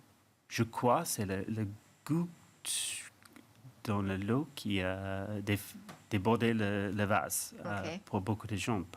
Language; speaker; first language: French; non-native, fluent; English